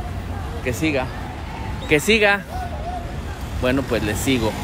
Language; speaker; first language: Spanish; native; Spanish